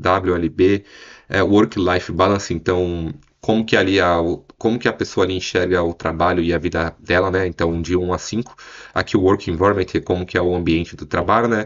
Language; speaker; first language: Portuguese; native; Portuguese